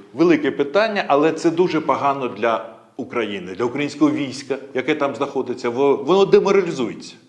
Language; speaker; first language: Ukrainian; native; Ukrainian